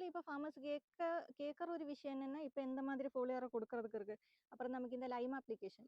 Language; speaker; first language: Tamil; non-native, local second language; Malayalam